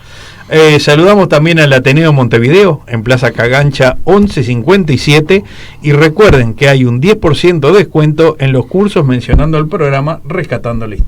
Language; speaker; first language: Spanish; native; Spanish